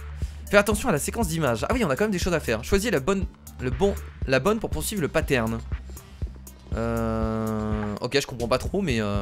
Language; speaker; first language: French; native; French